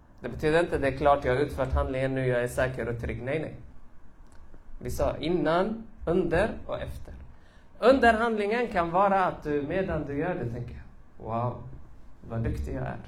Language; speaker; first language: Swedish; early bilingual, other home language; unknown